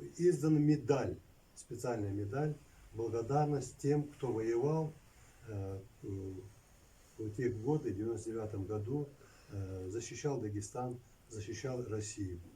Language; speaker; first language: Russian; non-native, local second language; Lezghian